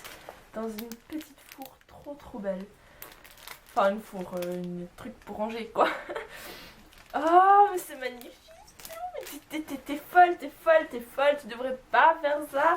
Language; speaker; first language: French; native; French